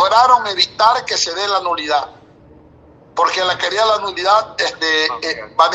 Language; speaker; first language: Spanish; native; Spanish